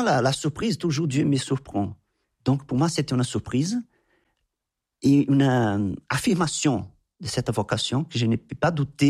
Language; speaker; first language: French; non-native, fluent; Portuguese